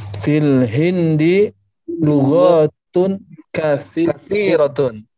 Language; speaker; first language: Arabic; non-native, learner; Indonesian